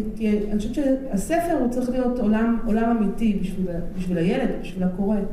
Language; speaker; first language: Hebrew; native; Hebrew